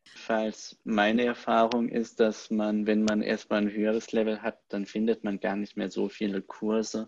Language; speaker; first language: German; native; German